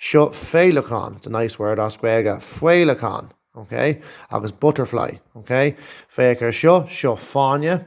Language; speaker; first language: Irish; non-native, local second language; English